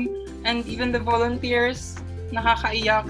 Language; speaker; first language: English; non-native, local second language; Cebuano